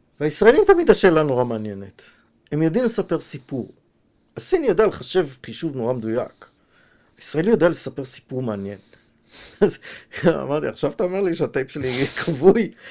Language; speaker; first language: Hebrew; native; Hebrew